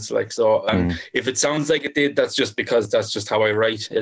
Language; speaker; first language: English; native; English